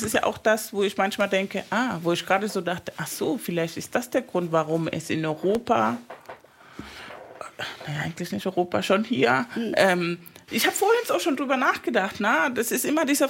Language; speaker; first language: German; non-native, fluent; Spanish